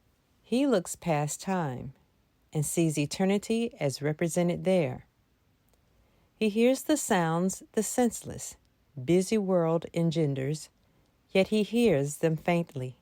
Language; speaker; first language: English; native; English